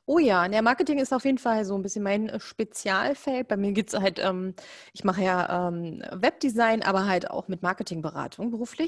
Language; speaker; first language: German; native; German